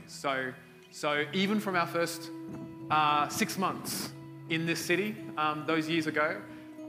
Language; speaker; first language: English; native; English